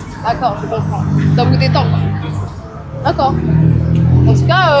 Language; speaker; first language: French; native; French